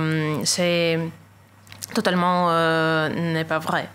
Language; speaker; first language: French; non-native, learner; Russian